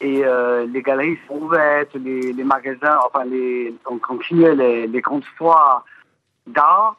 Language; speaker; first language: French; non-native, fluent; Chinese